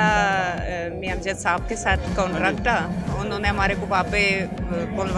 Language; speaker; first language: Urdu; non-native, fluent; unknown